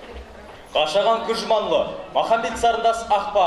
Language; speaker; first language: Kazakh; native; Kazakh